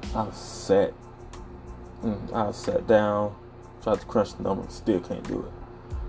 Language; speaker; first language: English; native; English